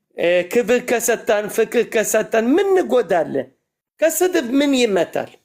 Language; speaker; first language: Amharic; non-native, fluent; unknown